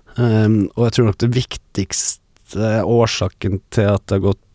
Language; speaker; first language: Norwegian; native; Norwegian